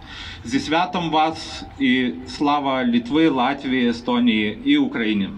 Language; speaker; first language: Ukrainian; non-native, fluent; Lithuanian